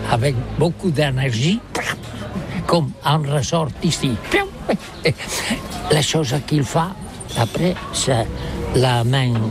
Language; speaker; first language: French; non-native, learner; Catalan